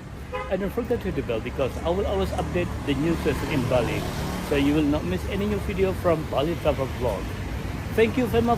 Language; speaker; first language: English; non-native, local second language; Indonesian